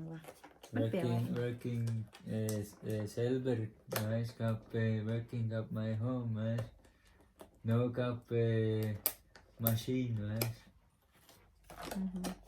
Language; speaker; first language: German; non-native, learner; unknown